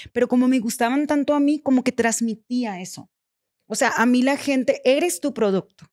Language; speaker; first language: Spanish; native; Spanish